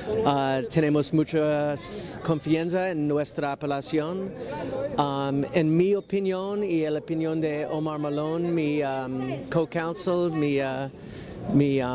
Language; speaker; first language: Spanish; non-native, learner; English